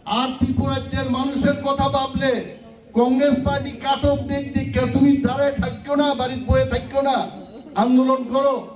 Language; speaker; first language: Bangla; non-native, local second language; Kok Borok